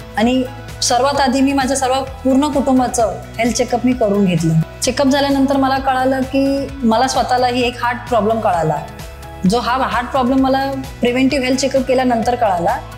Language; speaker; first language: Marathi; non-native, local second language; Gujarati